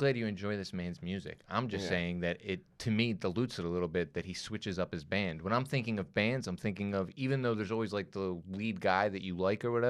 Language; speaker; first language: English; native; English